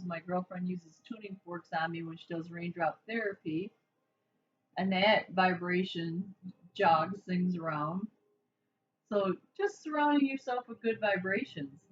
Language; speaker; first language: English; native; English